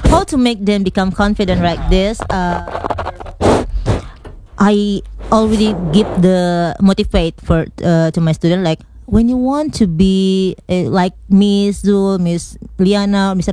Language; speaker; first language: English; non-native, learner; Indonesian